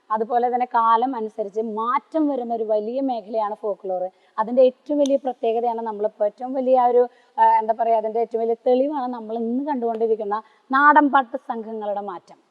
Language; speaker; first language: Malayalam; native; Malayalam